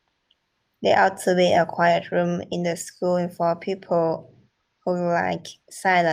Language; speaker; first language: English; non-native, learner; Vietnamese